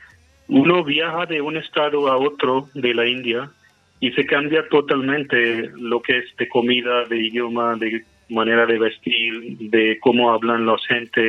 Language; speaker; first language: Spanish; non-native, fluent; Hindi